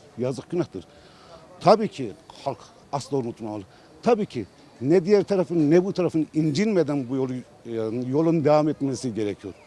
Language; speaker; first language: Turkish; non-native, local second language; Kurdish